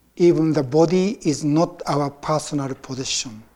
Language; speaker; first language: English; non-native, fluent; Japanese